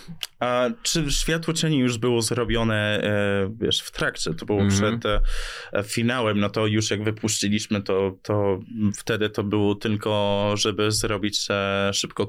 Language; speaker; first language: Polish; early bilingual, heritage; English